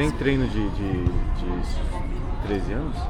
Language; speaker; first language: Portuguese; non-native, learner; Korean